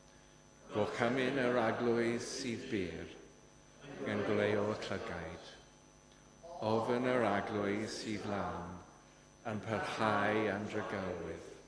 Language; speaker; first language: Welsh; non-native, fluent; English